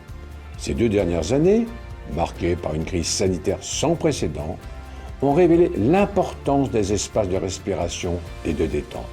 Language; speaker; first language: French; native; French